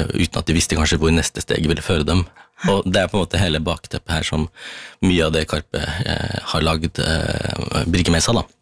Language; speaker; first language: Norwegian; early bilingual, other home language; Tamil